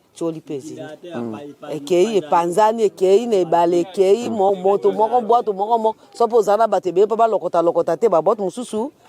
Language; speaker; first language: Lingala; native; Lingala